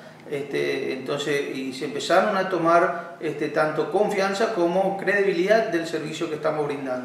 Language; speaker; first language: Spanish; native; Spanish